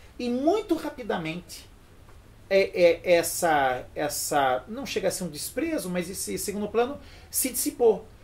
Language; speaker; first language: Portuguese; early bilingual, other home language; French